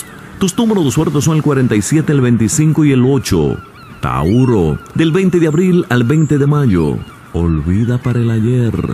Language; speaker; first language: Spanish; native; Spanish